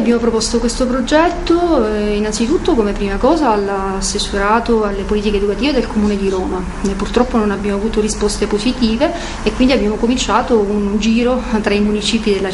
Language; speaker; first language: Italian; native; Italian